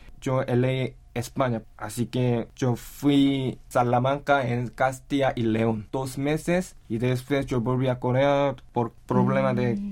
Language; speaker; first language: Spanish; non-native, learner; Korean